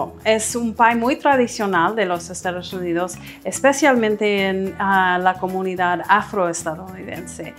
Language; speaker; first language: Spanish; non-native, fluent; English